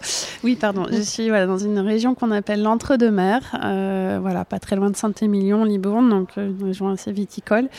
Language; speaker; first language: French; native; French